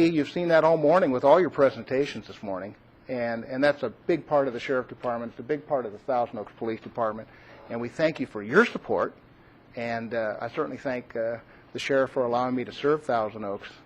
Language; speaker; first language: English; native; English